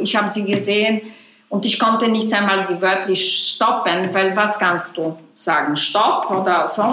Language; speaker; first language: German; non-native, fluent; Polish